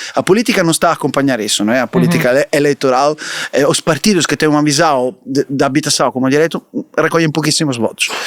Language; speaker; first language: Portuguese; non-native, fluent; Italian